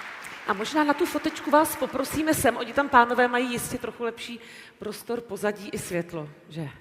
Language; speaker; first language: Czech; native; Czech